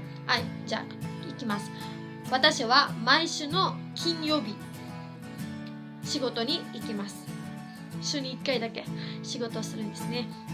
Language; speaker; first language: Japanese; non-native, fluent; Cebuano